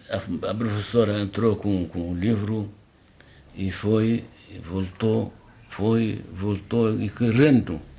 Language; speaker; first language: Portuguese; non-native, learner; Arabic